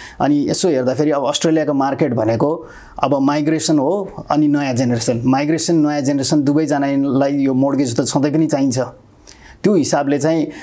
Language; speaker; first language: Nepali; native; Nepali